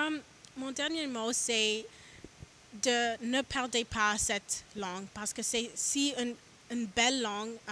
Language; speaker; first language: French; non-native, learner; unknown